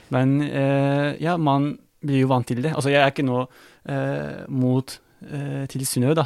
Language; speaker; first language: Norwegian; non-native, fluent; Turkish